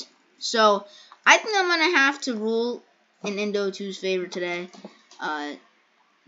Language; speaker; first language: English; native; English